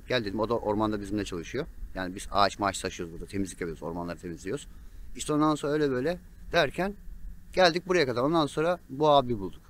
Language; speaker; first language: Turkish; native; Turkish